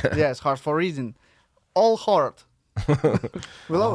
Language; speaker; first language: English; non-native, learner; Russian